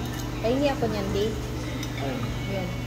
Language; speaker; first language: Filipino; native; Filipino